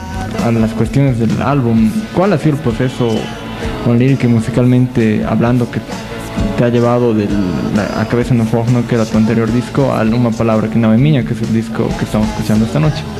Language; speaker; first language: Spanish; native; Spanish